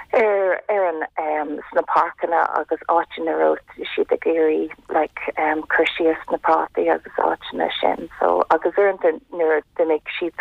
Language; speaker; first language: Irish; non-native, local second language; English